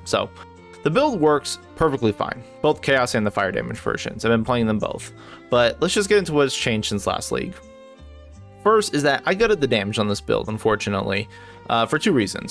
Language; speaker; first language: English; native; English